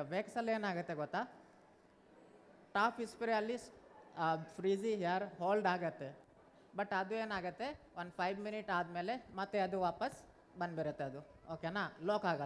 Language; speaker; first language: Kannada; non-native, learner; Bangla